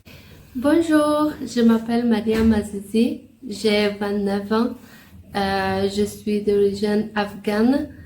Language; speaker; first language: French; non-native, learner; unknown